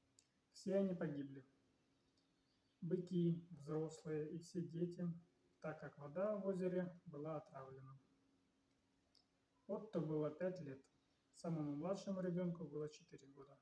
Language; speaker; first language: Russian; native; Russian